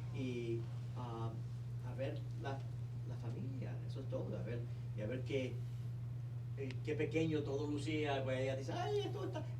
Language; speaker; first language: Spanish; early bilingual, heritage; Spanish